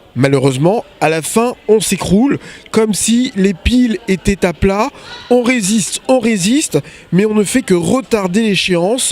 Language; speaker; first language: French; native; French